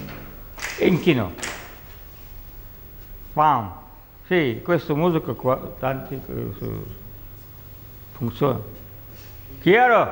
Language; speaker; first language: Italian; non-native, learner; Russian